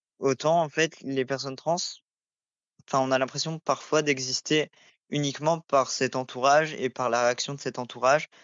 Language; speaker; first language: French; native; French